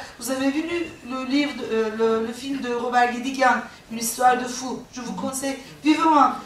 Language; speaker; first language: French; non-native, fluent; Turkish